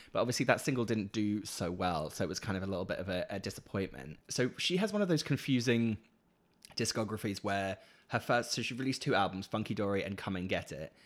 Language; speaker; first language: English; native; English